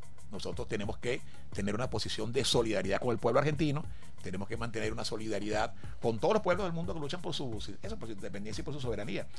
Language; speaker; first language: Spanish; native; Spanish